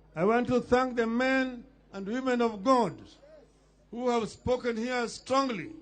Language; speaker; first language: English; non-native, local second language; Swahili